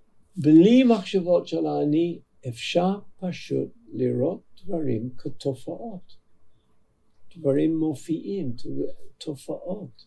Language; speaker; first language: Hebrew; non-native, fluent; English